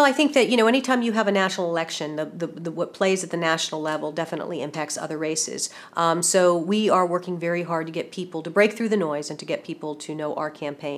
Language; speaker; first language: English; native; English